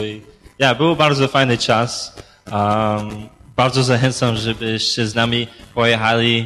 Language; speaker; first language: Polish; early bilingual, heritage; Polish